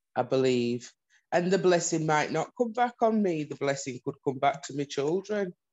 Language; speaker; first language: English; native; English